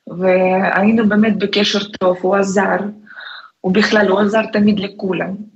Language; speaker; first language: Hebrew; non-native, fluent; Russian